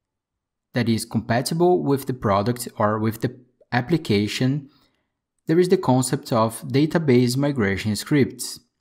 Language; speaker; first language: English; non-native, fluent; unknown